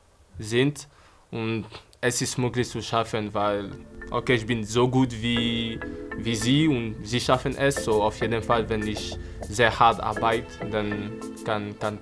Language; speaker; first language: German; non-native, fluent; French